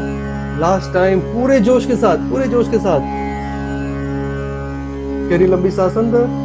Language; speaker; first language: Hindi; native; Hindi